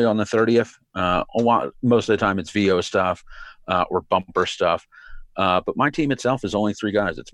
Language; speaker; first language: English; native; English